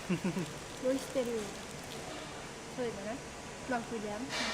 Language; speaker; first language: Japanese; non-native, learner; Vietnamese